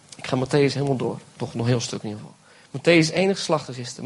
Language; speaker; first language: Dutch; native; Dutch